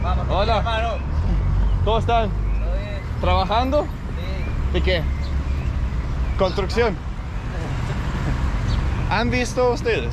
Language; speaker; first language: Spanish; non-native, learner; English